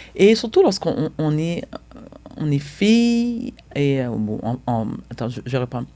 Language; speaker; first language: French; early bilingual, other home language; Haitian Creole